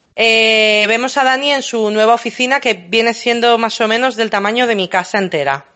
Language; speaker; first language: Spanish; native; Spanish